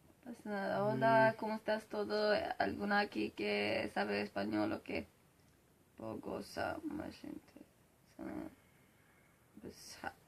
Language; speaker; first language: Spanish; non-native, learner; Swedish